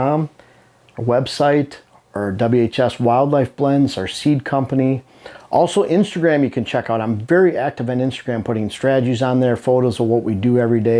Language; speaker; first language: English; native; English